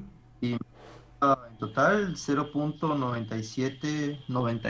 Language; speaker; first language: Spanish; native; Spanish